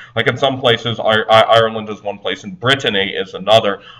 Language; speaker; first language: English; native; English